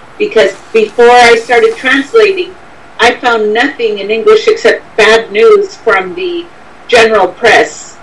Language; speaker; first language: English; native; English